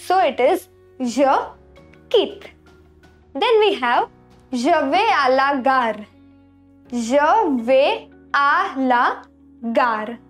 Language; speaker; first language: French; non-native, fluent; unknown